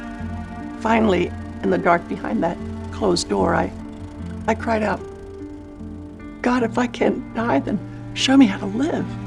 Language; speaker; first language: English; native; English